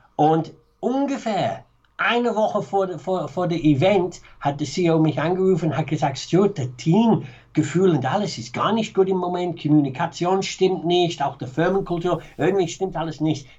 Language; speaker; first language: German; non-native, fluent; English